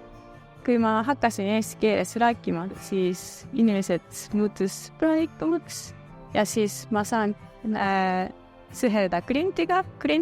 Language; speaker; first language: Estonian; early bilingual, other home language; Japanese